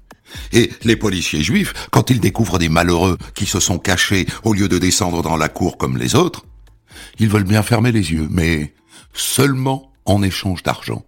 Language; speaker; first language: French; native; French